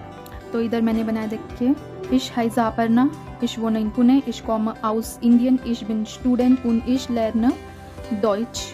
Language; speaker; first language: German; non-native, fluent; Marathi